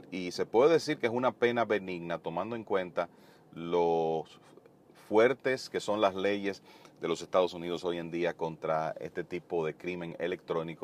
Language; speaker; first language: Spanish; native; Spanish